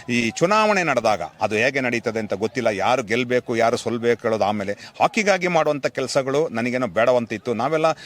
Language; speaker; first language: Kannada; non-native, local second language; Kodava